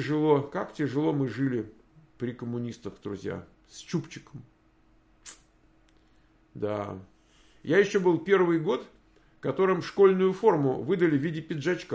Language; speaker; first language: Russian; native; Russian